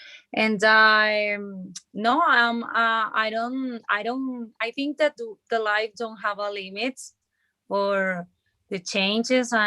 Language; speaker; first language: English; non-native, learner; Spanish